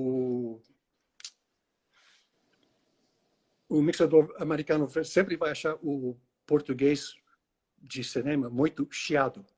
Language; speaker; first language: Portuguese; non-native, fluent; English